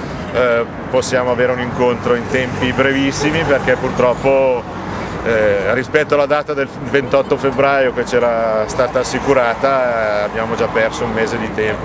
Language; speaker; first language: Italian; native; Italian